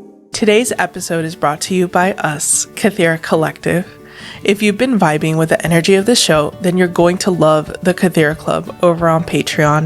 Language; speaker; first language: English; native; English